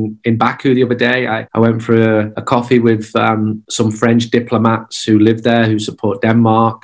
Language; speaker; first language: English; native; English